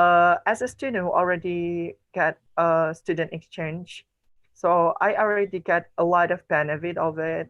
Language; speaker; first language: English; non-native, learner; Indonesian